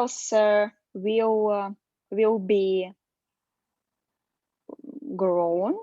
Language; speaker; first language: English; non-native, learner; Russian